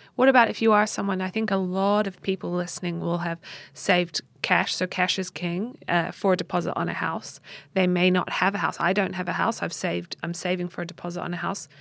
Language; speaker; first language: English; native; English